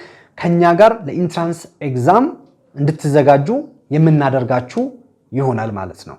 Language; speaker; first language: Amharic; native; Amharic